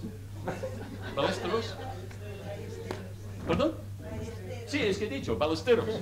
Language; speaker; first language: Spanish; non-native, learner; English